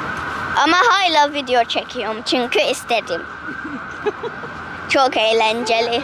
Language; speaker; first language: Turkish; early bilingual, heritage; Turkish